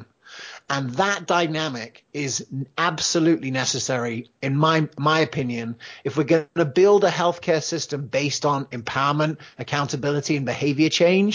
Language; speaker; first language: English; native; English